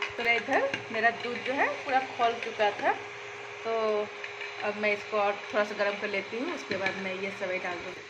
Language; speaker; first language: Hindi; non-native, local second language; Bangla